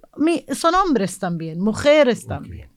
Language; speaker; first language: Spanish; non-native, learner; Arabic